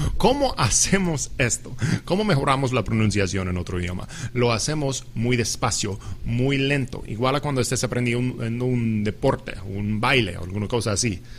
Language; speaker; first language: Spanish; non-native, fluent; English